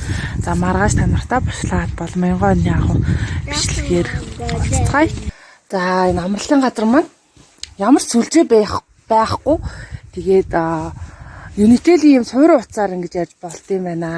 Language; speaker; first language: Mongolian; native; Mongolian